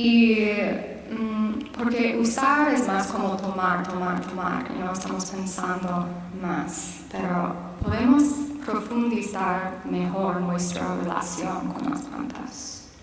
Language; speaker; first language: Spanish; non-native, fluent; English